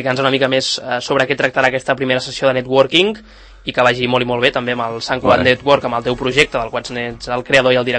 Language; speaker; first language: Catalan; native; Catalan